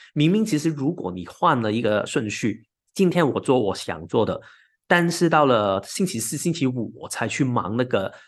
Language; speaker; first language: Chinese; non-native, local second language; Cantonese